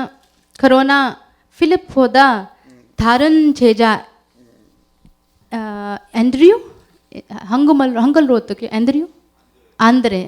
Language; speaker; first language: Korean; non-native, learner; Urdu